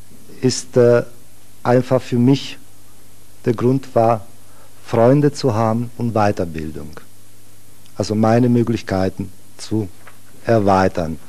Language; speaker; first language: German; non-native, fluent; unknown